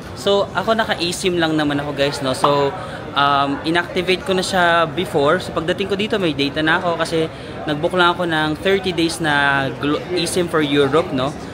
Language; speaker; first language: Filipino; non-native, local second language; Waray